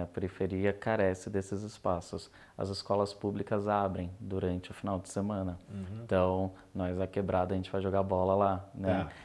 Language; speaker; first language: Portuguese; native; Portuguese